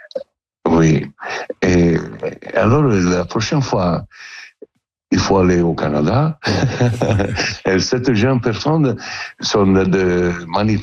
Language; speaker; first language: French; non-native, learner; Italian